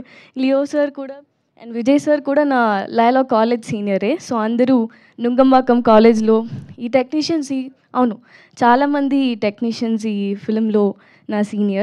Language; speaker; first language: Telugu; non-native, learner; Tamil